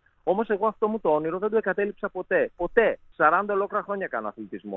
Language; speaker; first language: Greek; native; Greek